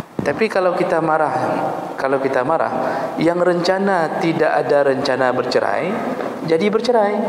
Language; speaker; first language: Malay; non-native, local second language; Achinese